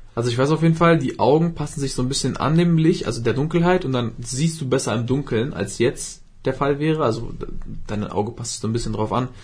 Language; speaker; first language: German; native; German